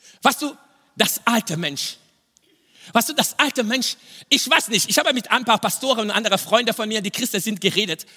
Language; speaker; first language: German; non-native, fluent; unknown